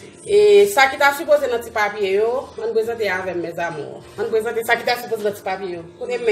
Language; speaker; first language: French; non-native, learner; Haitian Creole